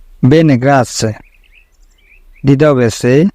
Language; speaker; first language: Italian; non-native, learner; Bangla